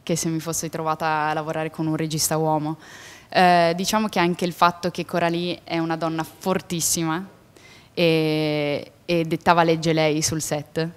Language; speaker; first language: Italian; native; Italian